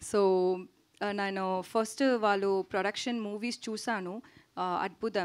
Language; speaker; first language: Telugu; non-native, local second language; Tamil